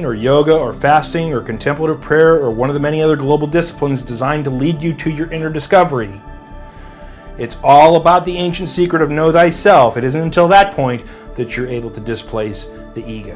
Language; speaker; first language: English; native; English